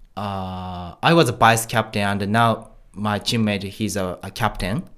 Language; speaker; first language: English; non-native, learner; Japanese